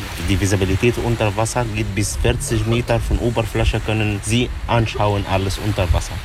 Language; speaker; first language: German; non-native, learner; Arabic